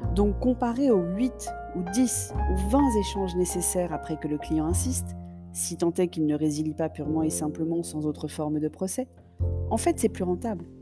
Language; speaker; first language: French; native; French